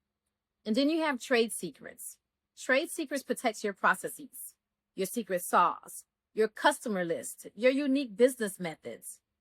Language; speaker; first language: English; native; English